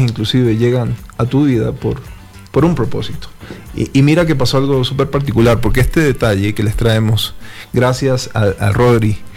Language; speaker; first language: Spanish; native; Spanish